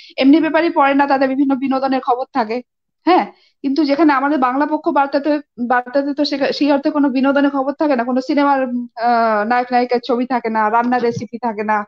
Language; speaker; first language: Bangla; native; Bangla